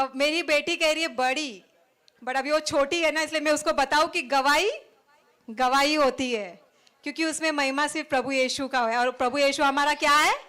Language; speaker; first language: Hindi; non-native, local second language; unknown